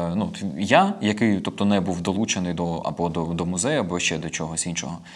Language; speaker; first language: Ukrainian; non-native, local second language; Russian